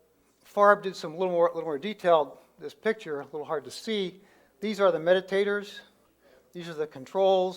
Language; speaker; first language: English; native; English